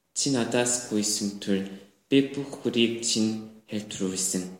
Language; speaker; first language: Mongolian; non-native, learner; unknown